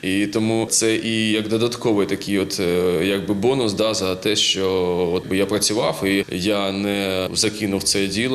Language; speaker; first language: Ukrainian; native; Ukrainian